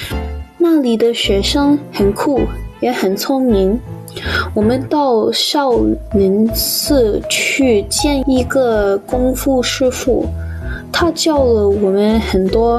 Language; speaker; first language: Chinese; non-native, learner; English